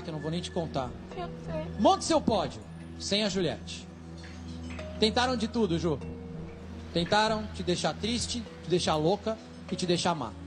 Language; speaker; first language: Portuguese; native; Portuguese